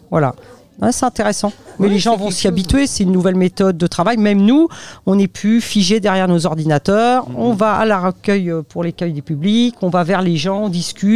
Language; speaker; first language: French; native; French